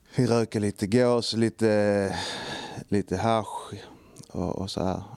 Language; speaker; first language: Swedish; native; Swedish